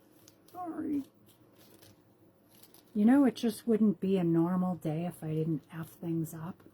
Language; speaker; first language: English; native; English